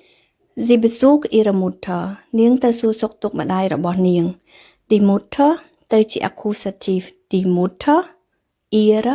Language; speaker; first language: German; non-native, fluent; Khmer